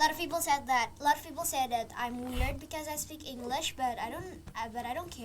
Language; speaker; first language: English; non-native, fluent; Indonesian